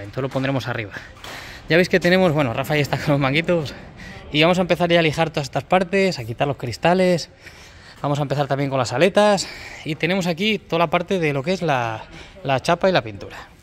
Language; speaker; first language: Spanish; native; Spanish